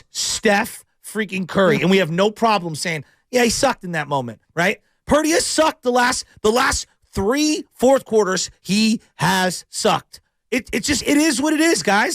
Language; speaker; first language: English; native; English